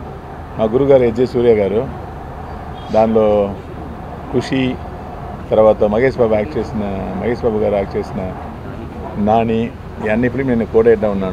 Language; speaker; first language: Telugu; non-native, learner; Tamil